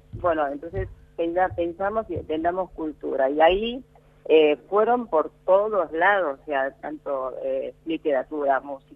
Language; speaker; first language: Spanish; early bilingual, other home language; Korean